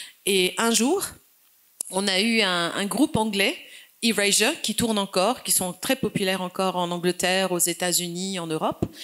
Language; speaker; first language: French; non-native, local second language; Morisyen